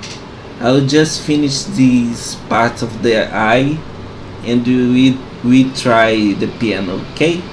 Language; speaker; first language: English; non-native, fluent; Portuguese